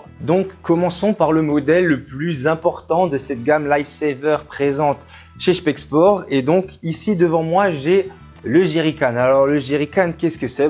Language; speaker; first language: French; native; French